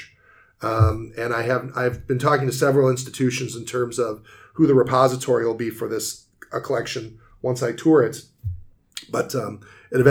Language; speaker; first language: English; native; English